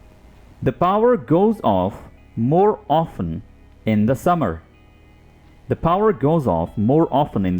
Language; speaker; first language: English; non-native, local second language; Urdu